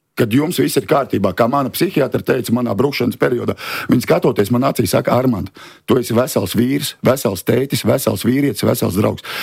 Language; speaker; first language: Latvian; native; Latvian